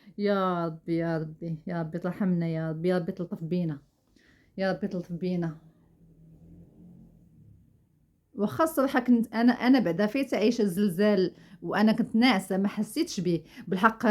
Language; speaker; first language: Arabic; native; Arabic